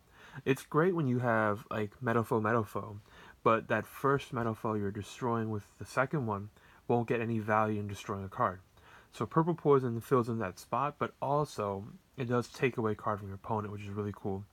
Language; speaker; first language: English; native; English